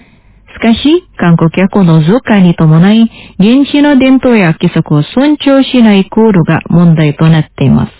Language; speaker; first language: Japanese; non-native, fluent; Indonesian